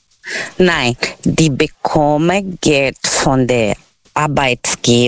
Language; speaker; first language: German; non-native, learner; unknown